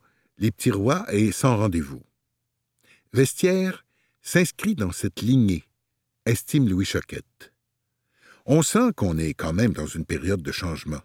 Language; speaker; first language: French; native; French